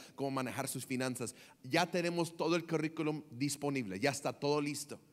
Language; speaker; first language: Spanish; early bilingual, heritage; Spanish